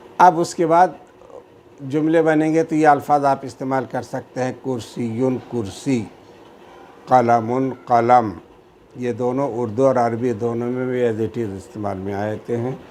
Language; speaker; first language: Urdu; native; Urdu